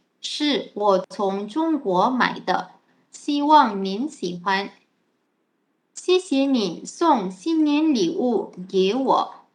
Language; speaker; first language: Chinese; non-native, fluent; Malay